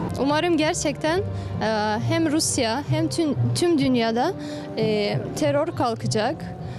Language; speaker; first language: Turkish; non-native, fluent; Russian